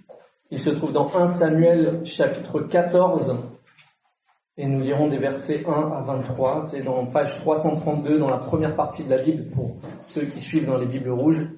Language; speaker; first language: French; native; French